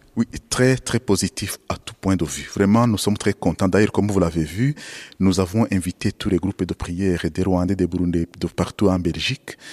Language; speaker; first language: French; non-native, local second language; Kinyarwanda